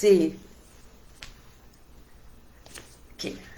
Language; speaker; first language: Portuguese; non-native, learner; Spanish